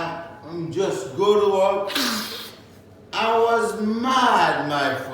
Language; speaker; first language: English; non-native, learner; Haitian Creole